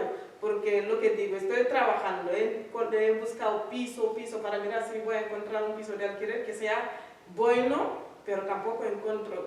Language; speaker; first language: Spanish; non-native, learner; Fula